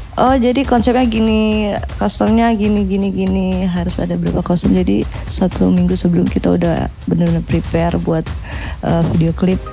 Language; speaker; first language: Indonesian; native; Indonesian